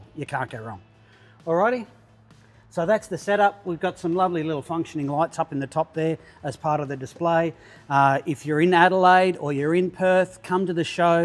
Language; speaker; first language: English; native; English